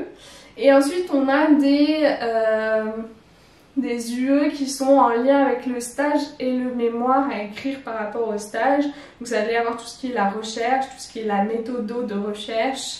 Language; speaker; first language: French; native; French